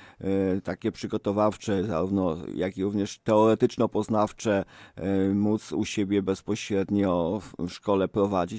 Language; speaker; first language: Polish; native; Polish